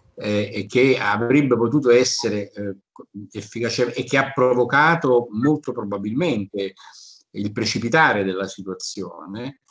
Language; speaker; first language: Italian; native; Italian